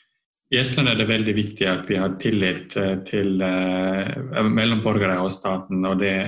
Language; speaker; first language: Norwegian; non-native, fluent; Estonian